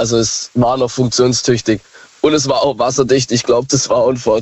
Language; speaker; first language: German; native; German